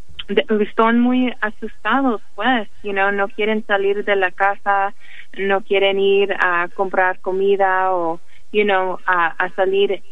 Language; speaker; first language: Spanish; early bilingual, heritage; English